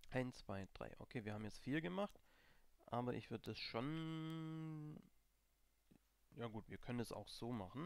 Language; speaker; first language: German; native; German